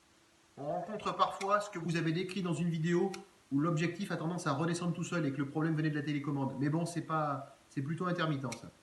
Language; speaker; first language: French; native; French